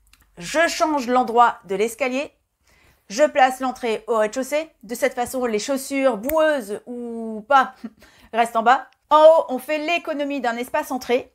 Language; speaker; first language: French; native; French